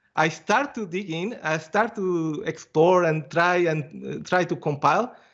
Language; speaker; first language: English; non-native, fluent; Portuguese